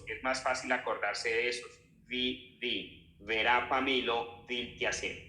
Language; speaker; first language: Spanish; native; Spanish